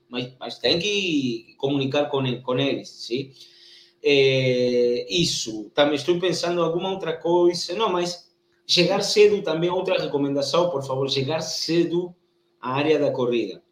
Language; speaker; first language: Portuguese; non-native, learner; Spanish